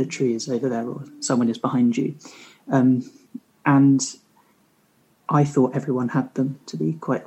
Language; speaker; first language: English; native; English